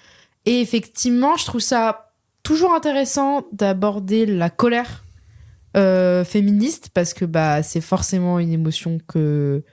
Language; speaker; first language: French; native; French